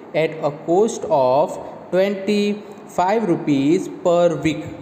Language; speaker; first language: English; non-native, local second language; Gujarati